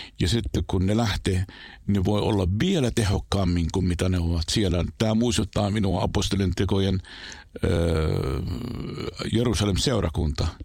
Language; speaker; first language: Finnish; non-native, fluent; Arabic